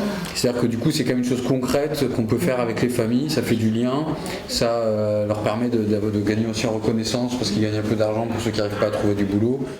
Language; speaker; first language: French; native; French